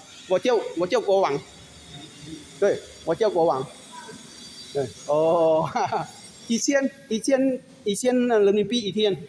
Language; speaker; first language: Chinese; non-native, learner; Lao